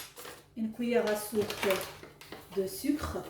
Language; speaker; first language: French; non-native, local second language; Arabic